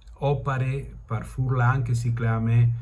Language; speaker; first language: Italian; early bilingual, heritage; Spanish